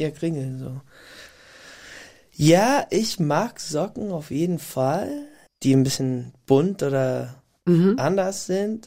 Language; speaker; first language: German; non-native, fluent; English